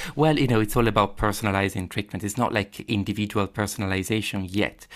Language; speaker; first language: English; non-native, fluent; Italian